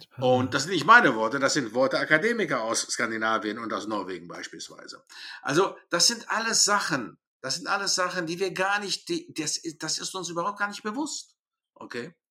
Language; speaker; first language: German; early bilingual, other home language; Greek